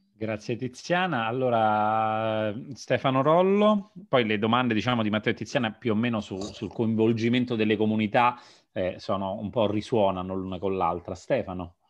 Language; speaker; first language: Italian; native; Italian